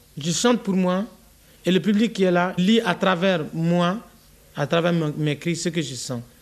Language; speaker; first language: French; non-native, local second language; Bambara